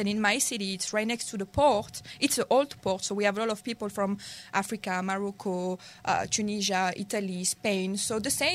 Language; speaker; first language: English; non-native, learner; French